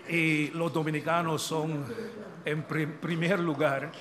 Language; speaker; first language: Spanish; non-native, fluent; English